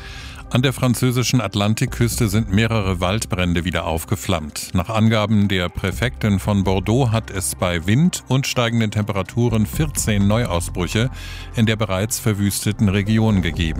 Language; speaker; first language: German; native; German